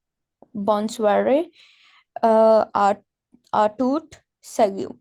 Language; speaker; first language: French; non-native, learner; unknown